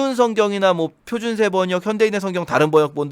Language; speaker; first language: Korean; native; Korean